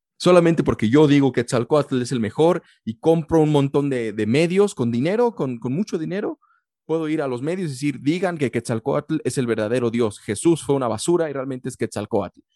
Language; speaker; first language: Spanish; early bilingual, heritage; Spanish